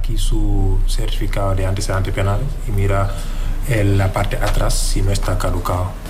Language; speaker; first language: Spanish; non-native, fluent; Wolof